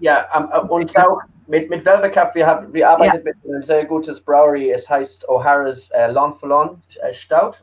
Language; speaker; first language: German; early bilingual, heritage; English